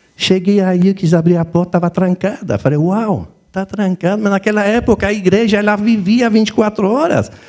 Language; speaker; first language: Portuguese; non-native, fluent; French